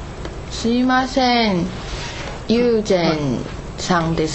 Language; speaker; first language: Japanese; non-native, learner; Chinese